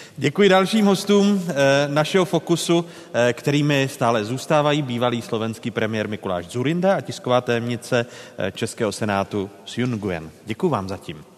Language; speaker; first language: Czech; native; Czech